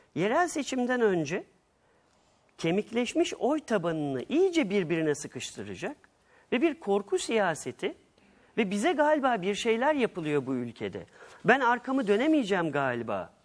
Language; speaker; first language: Turkish; native; Turkish